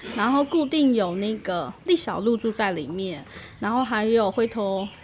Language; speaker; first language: Chinese; native; Chinese